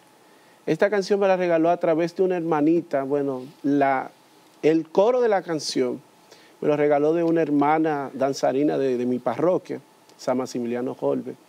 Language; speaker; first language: Spanish; native; Spanish